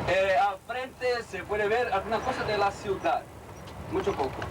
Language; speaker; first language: Spanish; non-native, learner; Portuguese